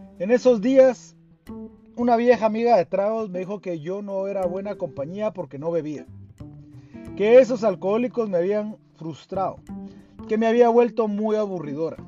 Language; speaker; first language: Spanish; native; Spanish